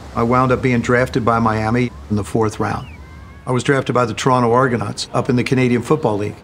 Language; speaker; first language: English; native; English